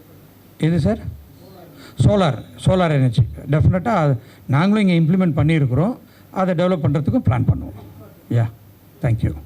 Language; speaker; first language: Tamil; native; Tamil